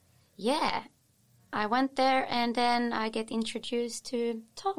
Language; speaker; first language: English; non-native, fluent; Finnish